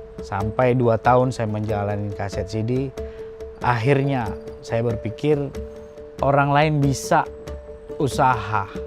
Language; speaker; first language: Indonesian; native; Indonesian